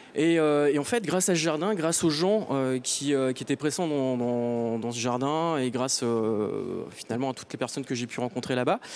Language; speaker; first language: French; native; French